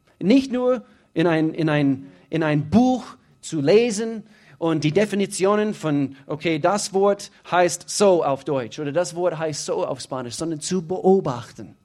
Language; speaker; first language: German; non-native, fluent; English